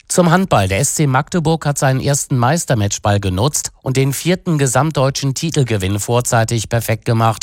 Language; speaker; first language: German; native; German